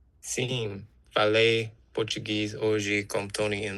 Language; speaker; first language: Portuguese; non-native, learner; English